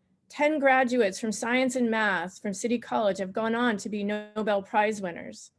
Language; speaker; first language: English; native; English